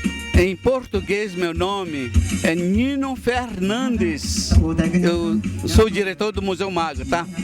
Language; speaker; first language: Portuguese; non-native, local second language; Ticuna